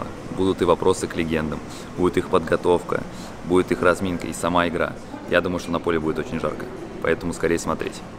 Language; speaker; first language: Russian; native; Russian